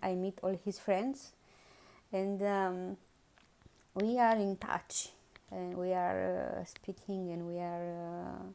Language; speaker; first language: English; non-native, learner; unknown